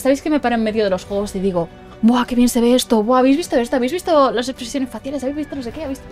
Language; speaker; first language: Spanish; native; Spanish